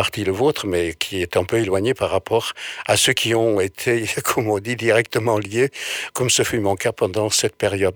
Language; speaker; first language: French; non-native, fluent; Portuguese